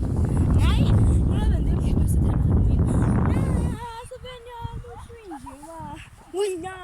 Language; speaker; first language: Norwegian; early bilingual, other home language; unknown